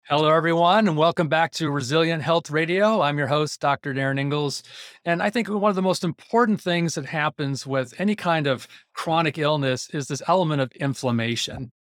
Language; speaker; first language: English; native; English